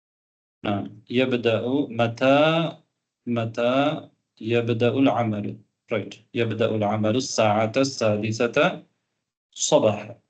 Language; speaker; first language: Arabic; non-native, fluent; Tamil